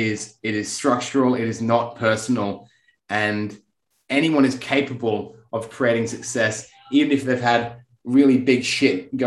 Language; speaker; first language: English; native; English